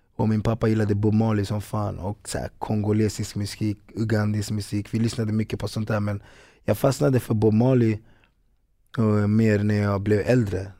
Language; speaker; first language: Swedish; early bilingual, other home language; Ganda